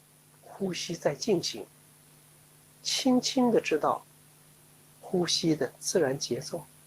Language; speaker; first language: Chinese; native; Chinese